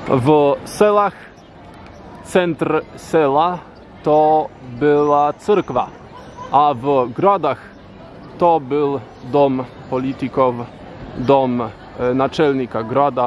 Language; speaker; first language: Polish; non-native, learner; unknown